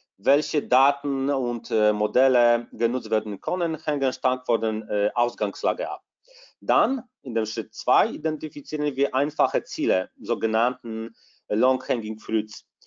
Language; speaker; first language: German; non-native, fluent; Polish